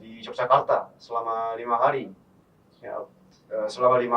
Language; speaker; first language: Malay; non-native, fluent; Korean